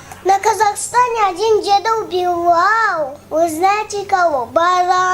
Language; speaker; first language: Russian; non-native, local second language; Tajik